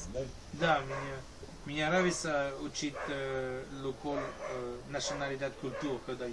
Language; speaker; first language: Russian; non-native, learner; English